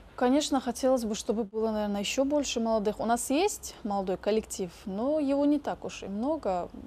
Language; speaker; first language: Russian; non-native, local second language; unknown